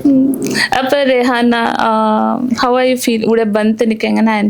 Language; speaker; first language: Malayalam; non-native, local second language; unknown